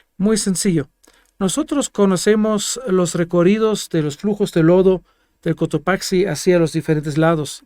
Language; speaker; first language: Spanish; non-native, fluent; Greek